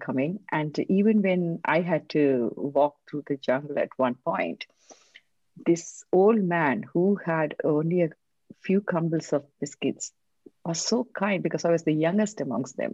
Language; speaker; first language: English; non-native, local second language; Tamil